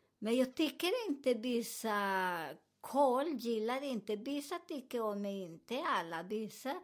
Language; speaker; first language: Swedish; non-native, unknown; Spanish